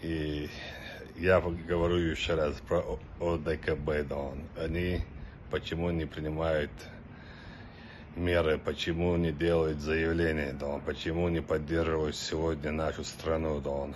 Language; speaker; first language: Russian; non-native, local second language; Chechen